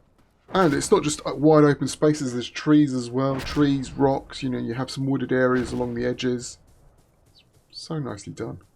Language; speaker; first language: English; native; English